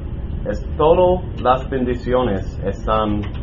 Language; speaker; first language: Spanish; non-native, learner; English